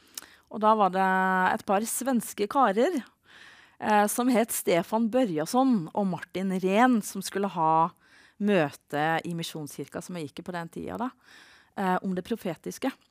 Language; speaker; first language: Norwegian; native; Norwegian